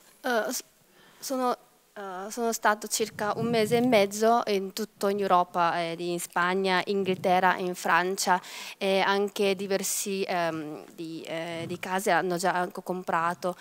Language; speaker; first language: Italian; non-native, fluent; Korean